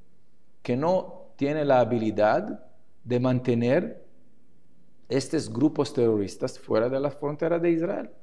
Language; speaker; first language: Spanish; non-native, fluent; Hebrew